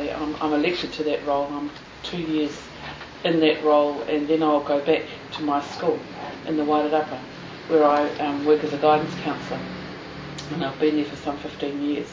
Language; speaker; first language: English; native; English